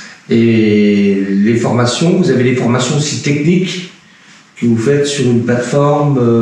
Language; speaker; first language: French; native; French